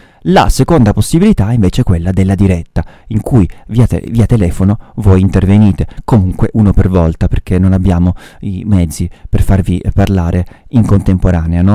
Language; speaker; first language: Italian; native; Italian